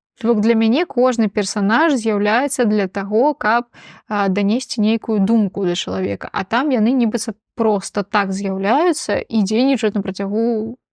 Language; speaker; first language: Belarusian; non-native, local second language; Russian